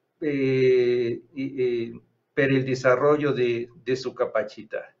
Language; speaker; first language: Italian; non-native, learner; Spanish